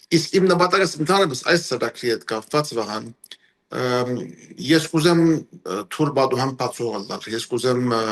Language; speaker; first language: Armenian; early bilingual, heritage; Armenian